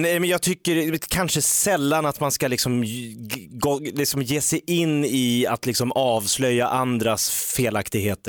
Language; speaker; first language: Swedish; native; Swedish